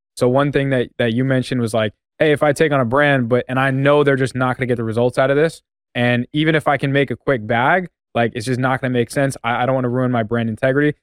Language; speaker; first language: English; native; English